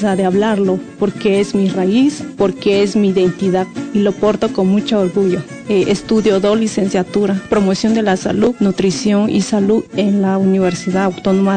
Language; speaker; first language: Spanish; non-native, local second language; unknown